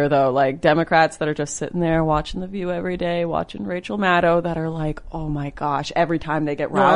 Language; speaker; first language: English; native; English